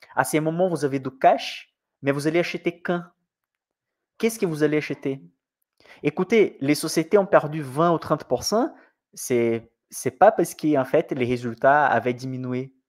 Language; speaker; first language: French; non-native, fluent; Portuguese